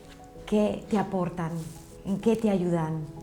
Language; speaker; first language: Spanish; native; Spanish